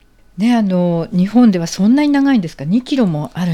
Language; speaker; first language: Japanese; native; Japanese